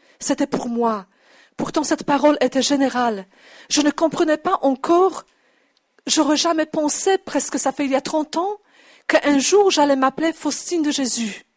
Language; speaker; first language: French; non-native, fluent; Polish